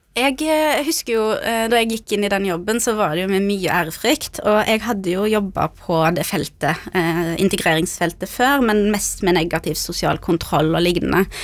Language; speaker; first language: Norwegian; early bilingual, other home language; Arabic